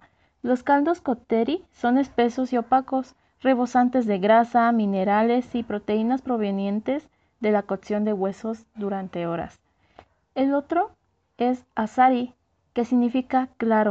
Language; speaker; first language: Spanish; native; Spanish